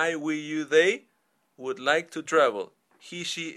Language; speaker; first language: English; non-native, fluent; Spanish